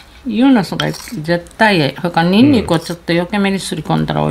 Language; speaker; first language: Japanese; native; Japanese